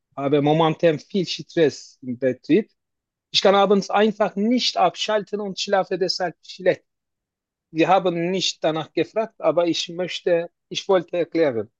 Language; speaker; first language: German; non-native, learner; Turkish